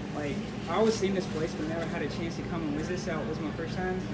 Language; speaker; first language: English; non-native, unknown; Turkish